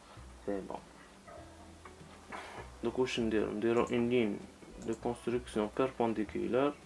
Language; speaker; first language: Arabic; native; Arabic